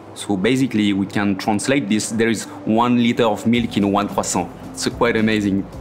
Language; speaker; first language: English; non-native, fluent; French